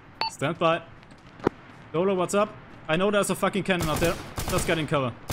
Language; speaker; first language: English; non-native, fluent; German